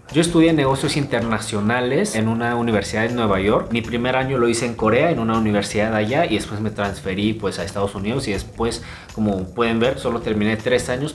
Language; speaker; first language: Spanish; non-native, fluent; Korean